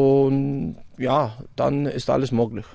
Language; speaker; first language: German; non-native, fluent; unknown